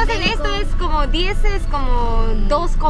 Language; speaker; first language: Spanish; non-native, learner; Japanese